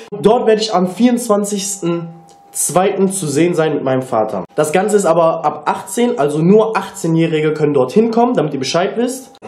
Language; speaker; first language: German; early bilingual, other home language; Turkish